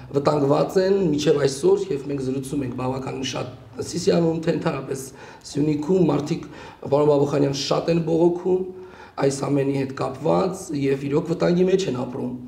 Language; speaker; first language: Armenian; native; Armenian